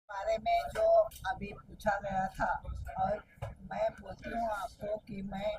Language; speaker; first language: Hindi; non-native, local second language; Marathi